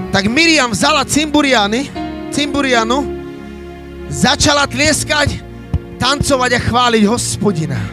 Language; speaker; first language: Slovak; non-native, local second language; Romany